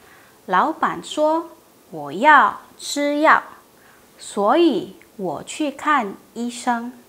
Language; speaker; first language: Chinese; non-native, fluent; Indonesian